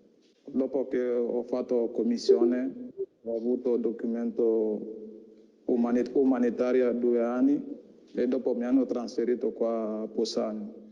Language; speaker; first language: Italian; non-native, learner; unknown